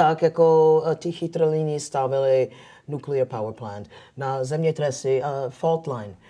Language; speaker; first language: Czech; non-native, fluent; English